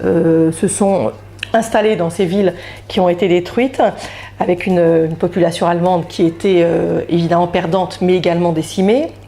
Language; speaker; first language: French; native; French